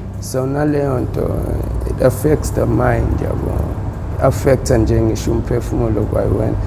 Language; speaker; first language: Zulu; native; Zulu